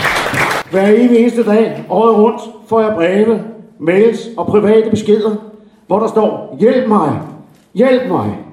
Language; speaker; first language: Danish; native; Danish